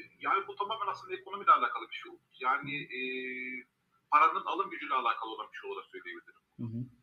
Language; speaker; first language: Turkish; native; Turkish